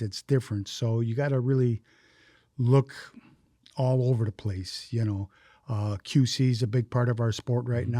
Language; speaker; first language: English; native; English